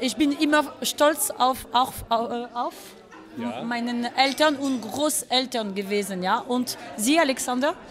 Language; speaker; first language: German; non-native, learner; French